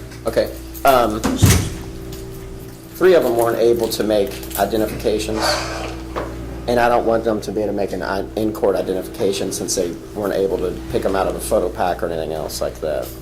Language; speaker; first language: English; native; English